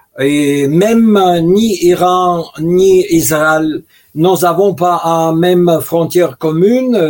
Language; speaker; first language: French; non-native, learner; Russian